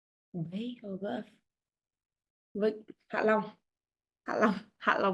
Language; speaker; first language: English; non-native, learner; Vietnamese